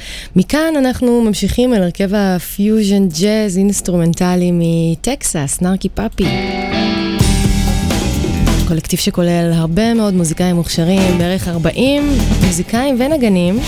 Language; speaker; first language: Hebrew; native; Hebrew